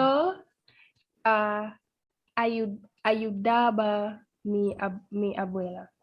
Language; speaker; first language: Spanish; non-native, learner; English